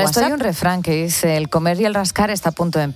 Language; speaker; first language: Spanish; native; Spanish